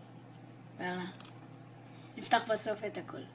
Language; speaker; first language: Hebrew; native; Hebrew